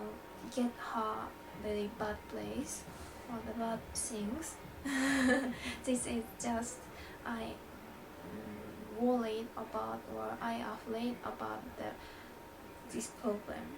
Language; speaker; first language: English; non-native, learner; Japanese